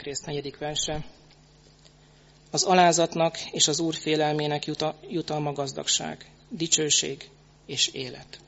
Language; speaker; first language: Hungarian; native; Hungarian